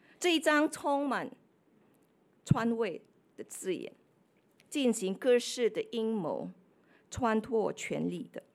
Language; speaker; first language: Chinese; non-native, fluent; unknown